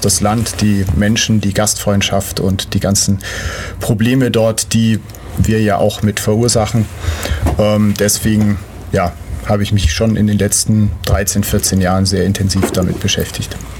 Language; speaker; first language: German; native; German